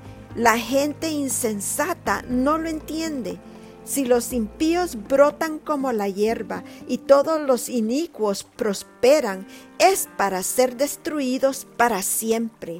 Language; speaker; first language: Spanish; native; Spanish